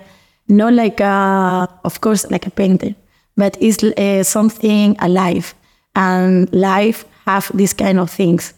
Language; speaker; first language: English; non-native, learner; Spanish